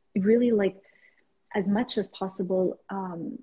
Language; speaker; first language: English; non-native, fluent; Persian